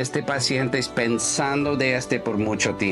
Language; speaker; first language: Spanish; non-native, learner; English